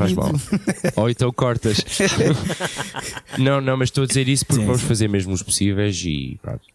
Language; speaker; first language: Portuguese; early bilingual, heritage; Portuguese